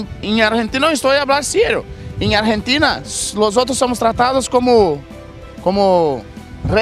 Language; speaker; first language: Spanish; non-native, learner; Portuguese